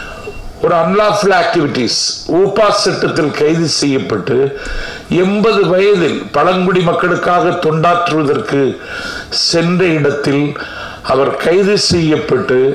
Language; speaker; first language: Tamil; native; Tamil